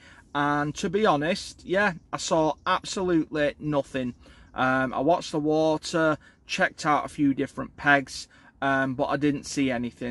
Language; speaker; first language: English; native; English